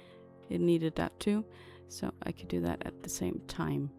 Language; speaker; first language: English; non-native, fluent; Danish